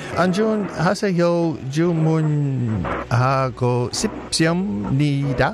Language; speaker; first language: Korean; non-native, learner; English